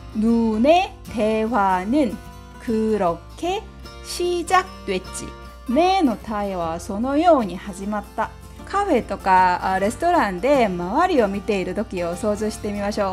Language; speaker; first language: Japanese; non-native, fluent; Korean